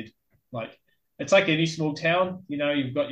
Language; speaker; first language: English; native; English